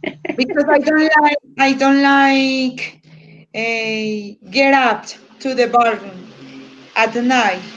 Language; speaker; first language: English; non-native, learner; Spanish